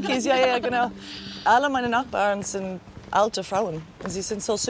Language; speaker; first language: German; non-native, learner; English